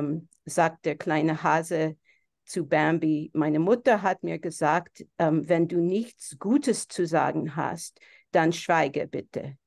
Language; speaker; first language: German; non-native, fluent; English